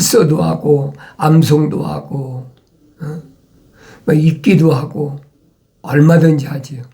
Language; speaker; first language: Korean; native; Korean